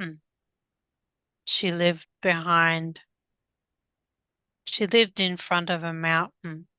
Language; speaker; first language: English; native; English